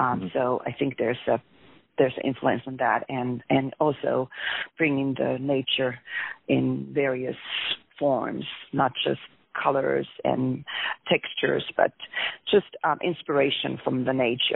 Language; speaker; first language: English; non-native, fluent; Finnish